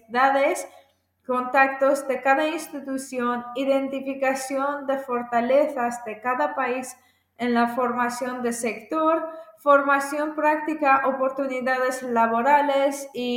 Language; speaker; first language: Spanish; non-native, fluent; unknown